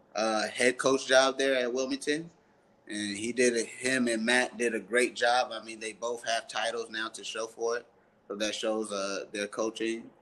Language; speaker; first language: English; early bilingual, other home language; French